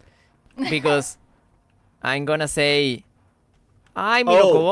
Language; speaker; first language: English; non-native, learner; Spanish